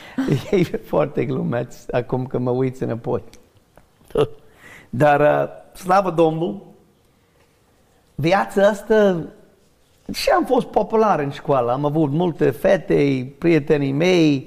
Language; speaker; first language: Romanian; non-native, learner; English